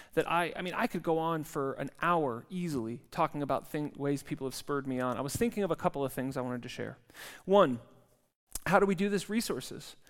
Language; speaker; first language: English; native; English